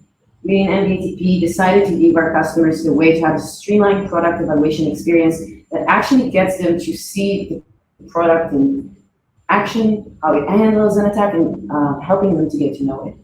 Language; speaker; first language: English; non-native, fluent; Hebrew